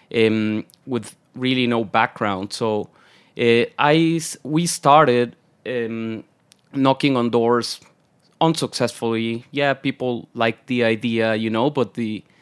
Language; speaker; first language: English; non-native, fluent; Spanish